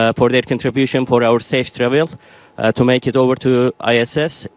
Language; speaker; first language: English; non-native, fluent; Turkish